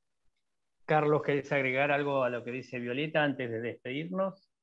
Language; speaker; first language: Spanish; native; Spanish